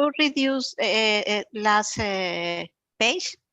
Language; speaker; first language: English; non-native, learner; Spanish